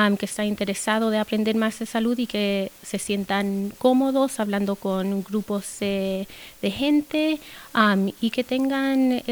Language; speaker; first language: Spanish; early bilingual, heritage; Spanish